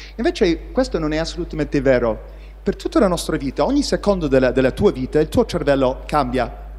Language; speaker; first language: Italian; non-native, fluent; English